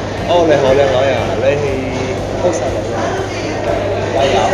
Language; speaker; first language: Chinese; non-native, learner; Italian